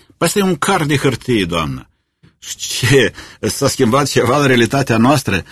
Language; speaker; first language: Romanian; native; Romanian